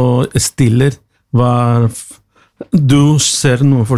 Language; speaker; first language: Norwegian; non-native, learner; Spanish